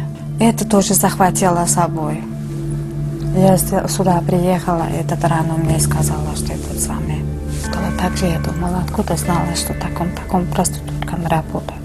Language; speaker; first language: Russian; non-native, learner; Uzbek